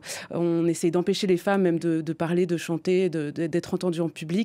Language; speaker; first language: French; native; French